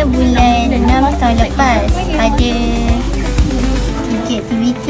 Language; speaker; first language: Malay; native; Malay